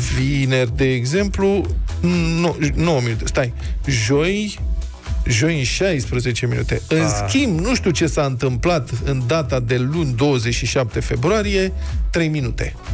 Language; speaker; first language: Romanian; native; Romanian